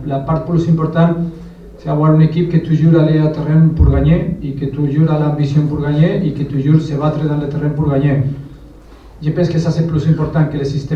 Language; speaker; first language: French; non-native, learner; Spanish